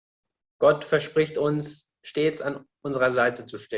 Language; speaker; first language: German; non-native, fluent; Indonesian